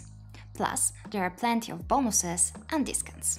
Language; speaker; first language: English; non-native, fluent; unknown